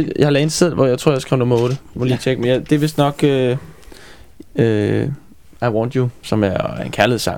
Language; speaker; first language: Danish; native; Danish